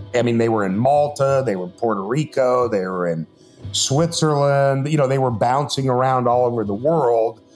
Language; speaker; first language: English; native; English